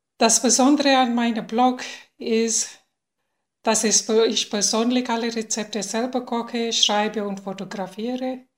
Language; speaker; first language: German; non-native, fluent; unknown